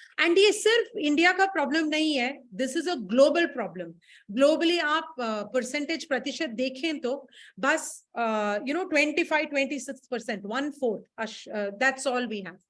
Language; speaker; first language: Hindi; non-native, local second language; Tamil